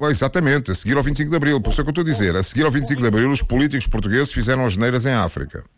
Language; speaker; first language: Portuguese; native; Portuguese